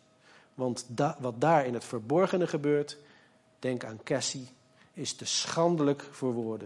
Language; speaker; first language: Dutch; native; Dutch